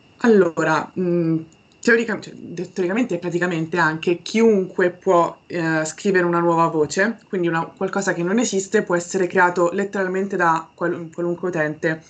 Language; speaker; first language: Italian; native; Italian